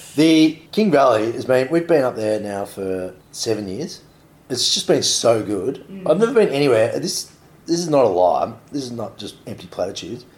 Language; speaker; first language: English; native; English